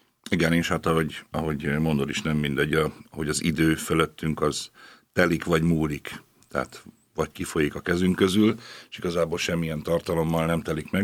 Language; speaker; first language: Hungarian; native; Hungarian